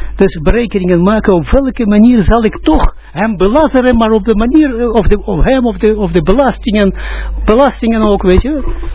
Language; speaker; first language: Dutch; non-native, fluent; Russian